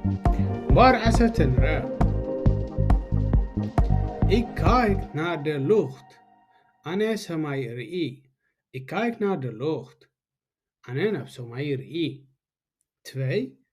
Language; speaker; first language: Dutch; non-native, fluent; Tigrinya